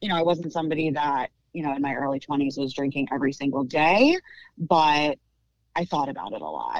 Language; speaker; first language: English; native; English